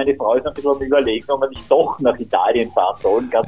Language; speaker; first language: German; native; German